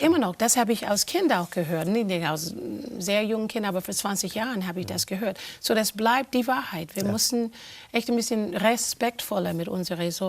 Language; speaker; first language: German; non-native, fluent; English